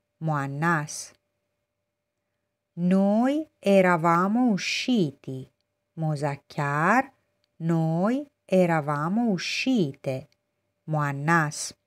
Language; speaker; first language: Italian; non-native, fluent; Persian